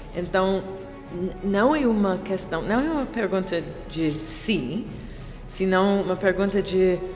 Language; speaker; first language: Portuguese; non-native, fluent; English